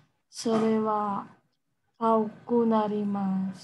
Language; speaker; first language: Japanese; non-native, learner; Filipino